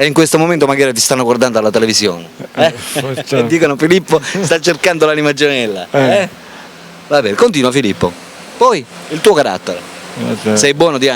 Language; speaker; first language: Italian; native; Italian